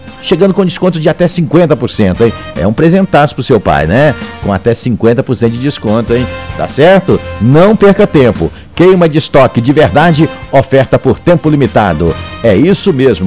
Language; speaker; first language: Portuguese; native; Portuguese